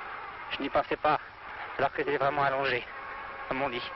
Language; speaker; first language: French; native; French